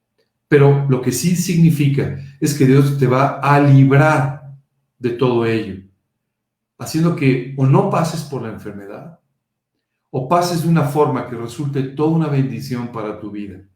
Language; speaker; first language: Spanish; native; Spanish